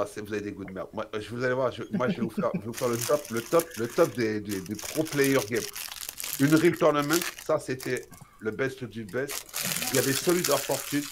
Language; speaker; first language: French; native; French